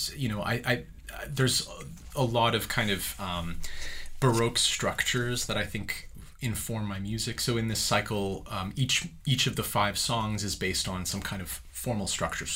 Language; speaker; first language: English; native; English